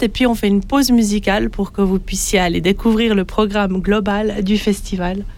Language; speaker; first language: French; native; French